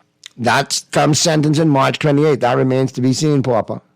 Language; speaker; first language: English; native; English